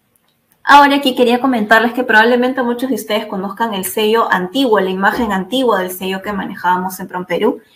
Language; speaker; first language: Spanish; native; Spanish